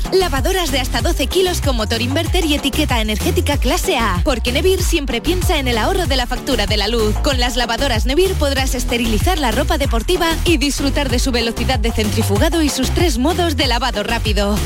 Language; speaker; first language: Spanish; native; Spanish